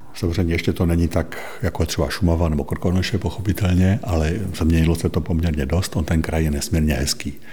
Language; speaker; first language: Czech; native; Czech